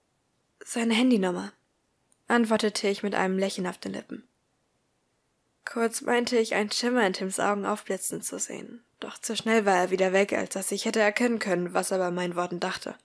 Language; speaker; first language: German; native; German